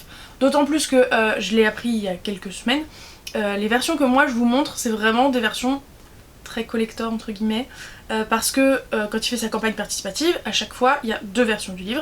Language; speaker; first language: French; native; French